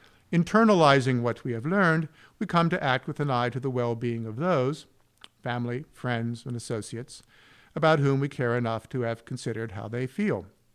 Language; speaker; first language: English; native; English